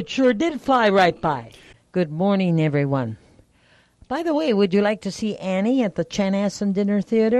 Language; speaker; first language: English; native; English